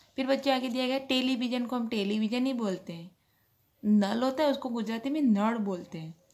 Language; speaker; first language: Hindi; non-native, local second language; Gujarati